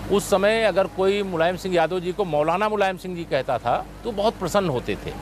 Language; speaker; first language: Hindi; native; Hindi